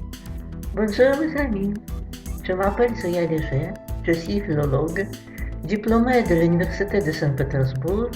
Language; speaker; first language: French; non-native, fluent; Russian